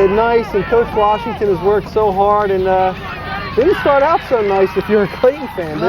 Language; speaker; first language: English; native; English